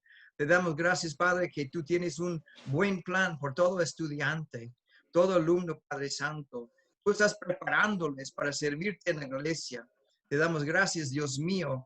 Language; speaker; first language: Spanish; non-native, fluent; English